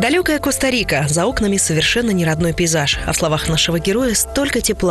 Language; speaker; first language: Russian; native; Russian